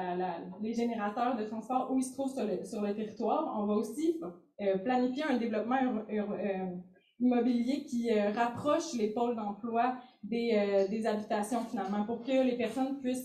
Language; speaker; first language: French; native; French